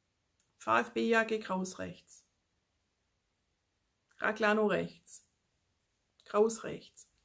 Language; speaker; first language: German; native; German